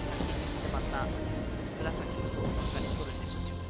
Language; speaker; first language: Japanese; native; Japanese